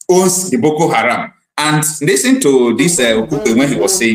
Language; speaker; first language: English; non-native, local second language; Igbo